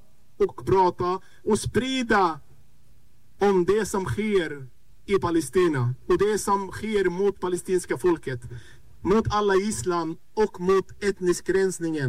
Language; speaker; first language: Swedish; non-native, fluent; Arabic